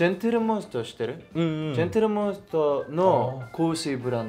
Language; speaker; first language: Japanese; non-native, fluent; Korean